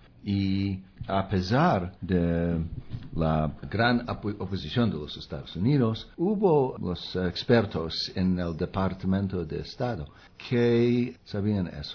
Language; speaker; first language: Spanish; non-native, fluent; English